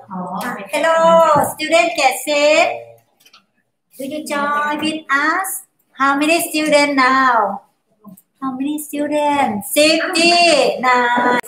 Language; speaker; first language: English; non-native, learner; Thai